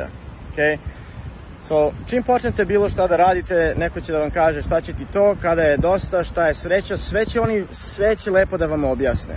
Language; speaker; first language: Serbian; early bilingual, heritage; Serbian